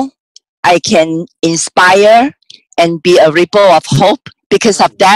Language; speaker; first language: English; non-native, local second language; Cantonese